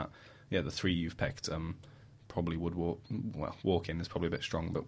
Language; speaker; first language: English; native; English